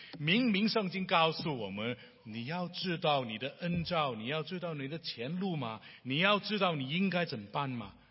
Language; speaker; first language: Chinese; non-native, local second language; Cantonese